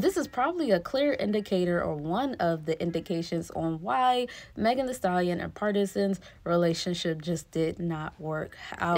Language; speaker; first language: English; native; English